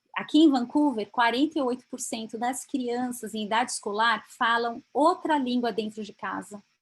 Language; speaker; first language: Portuguese; native; Portuguese